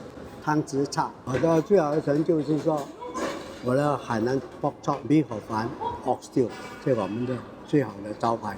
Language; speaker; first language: Chinese; non-native, local second language; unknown